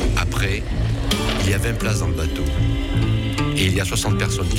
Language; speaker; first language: French; non-native, learner; Arabic